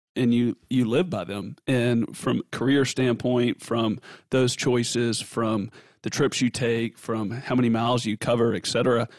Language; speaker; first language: English; native; English